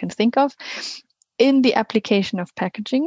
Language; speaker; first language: English; non-native, fluent; German